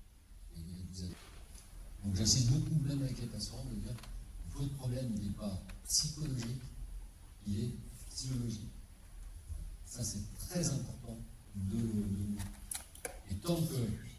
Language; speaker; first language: French; native; French